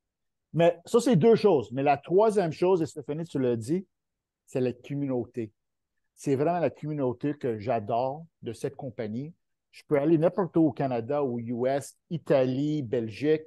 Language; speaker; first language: French; non-native, local second language; Italian